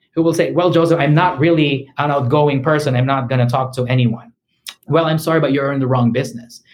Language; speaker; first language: English; native; English